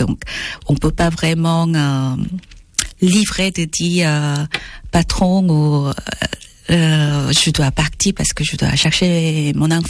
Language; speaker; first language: French; non-native, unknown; Korean